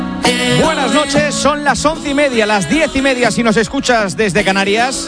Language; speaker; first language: Spanish; native; Spanish